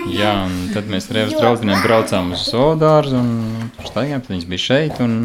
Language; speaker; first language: Latvian; native; Latvian